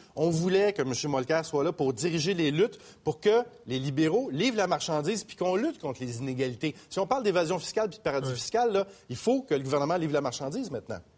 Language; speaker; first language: French; native; French